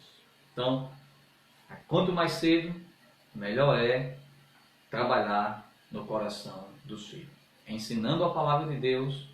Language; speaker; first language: Portuguese; native; Portuguese